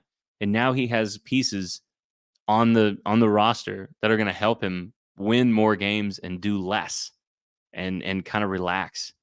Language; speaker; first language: English; native; English